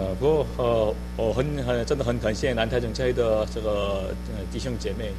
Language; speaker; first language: Chinese; non-native, fluent; Korean